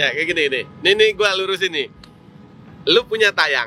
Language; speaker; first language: Indonesian; native; Indonesian